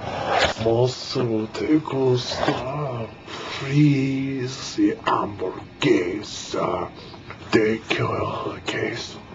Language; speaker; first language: Spanish; non-native, learner; English